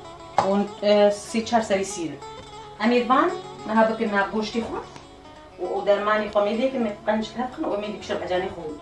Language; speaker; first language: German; non-native, learner; Central Kurdish